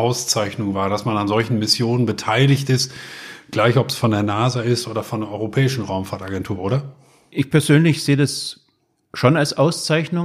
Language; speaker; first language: German; native; German